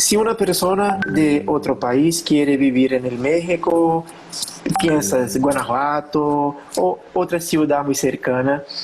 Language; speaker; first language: Spanish; non-native, learner; Portuguese